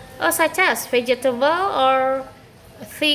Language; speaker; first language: English; non-native, fluent; Indonesian